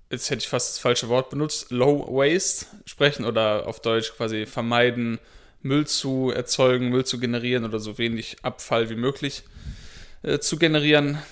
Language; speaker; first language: German; native; German